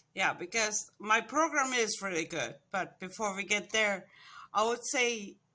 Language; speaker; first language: English; non-native, fluent; Estonian